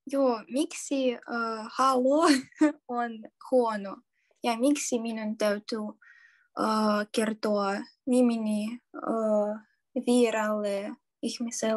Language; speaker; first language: Finnish; non-native, learner; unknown